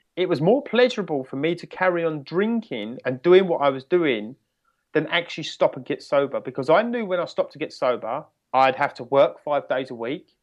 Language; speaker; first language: English; native; English